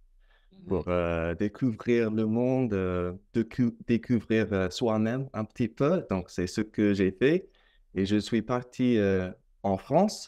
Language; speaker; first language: French; non-native, fluent; English